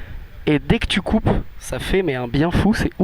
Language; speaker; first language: French; native; French